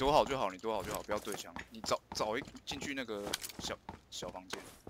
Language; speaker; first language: Chinese; native; Chinese